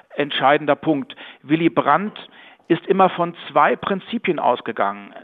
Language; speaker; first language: German; native; German